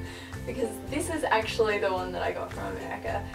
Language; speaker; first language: English; native; English